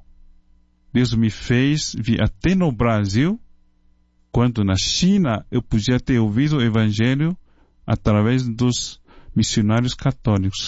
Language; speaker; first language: Portuguese; non-native, fluent; Chinese